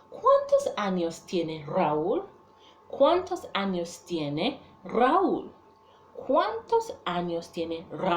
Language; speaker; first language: Spanish; non-native, fluent; English